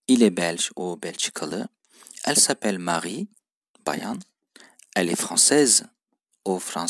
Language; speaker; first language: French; non-native, fluent; Turkish